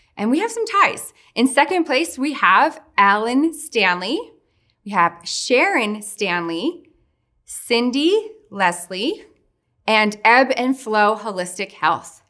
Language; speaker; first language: English; native; English